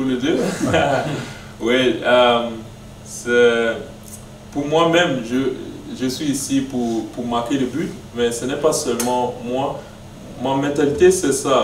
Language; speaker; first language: French; non-native, learner; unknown